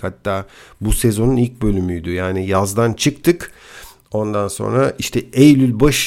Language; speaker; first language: Turkish; native; Turkish